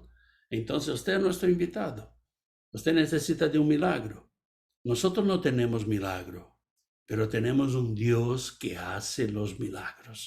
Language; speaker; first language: Spanish; non-native, fluent; Portuguese